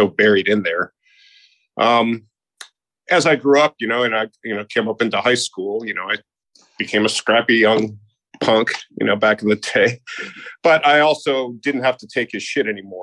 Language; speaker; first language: English; native; English